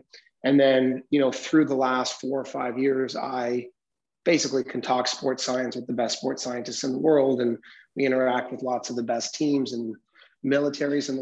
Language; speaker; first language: English; native; English